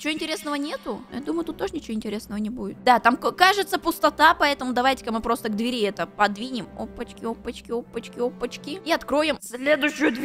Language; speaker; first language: Russian; native; Russian